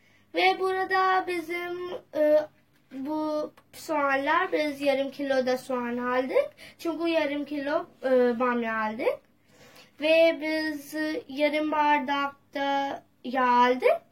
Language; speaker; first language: Turkish; non-native, learner; Urdu